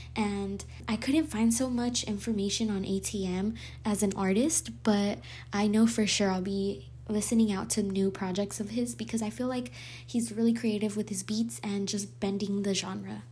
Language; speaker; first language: English; early bilingual, other home language; Spanish